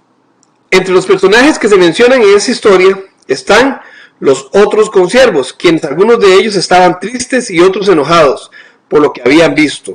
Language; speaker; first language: Spanish; native; Spanish